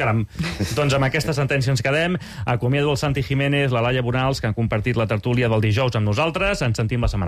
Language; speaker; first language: Catalan; native; Catalan